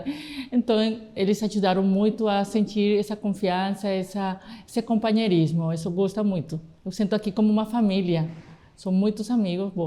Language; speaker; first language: Portuguese; non-native, fluent; Spanish